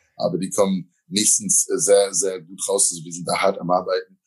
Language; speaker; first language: German; native; German